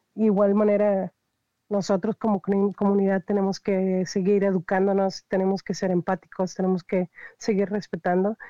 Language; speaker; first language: Spanish; native; Spanish